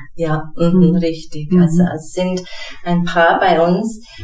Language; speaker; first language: German; non-native, fluent; English